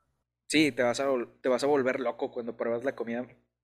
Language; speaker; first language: Spanish; native; Spanish